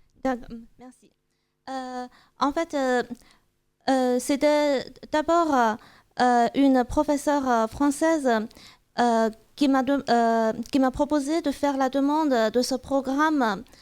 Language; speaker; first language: French; non-native, fluent; Chinese